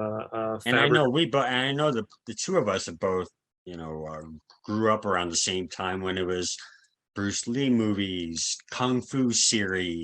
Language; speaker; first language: English; native; English